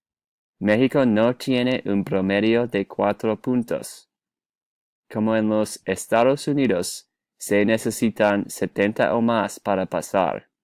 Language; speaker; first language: Spanish; non-native, learner; English